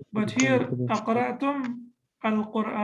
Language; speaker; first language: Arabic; non-native, fluent; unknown